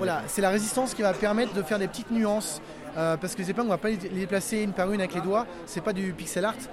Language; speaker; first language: French; native; French